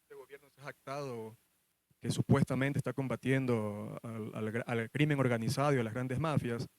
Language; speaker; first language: Spanish; native; Spanish